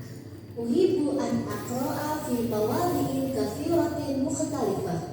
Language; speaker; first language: Arabic; non-native, learner; Indonesian